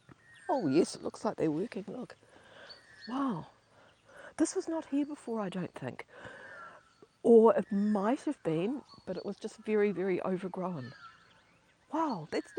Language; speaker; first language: English; native; English